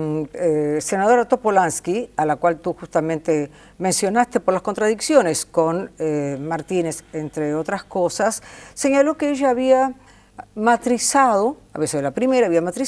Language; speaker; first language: Spanish; native; Spanish